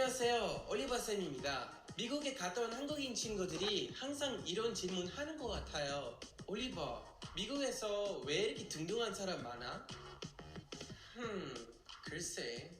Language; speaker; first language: Korean; non-native, fluent; English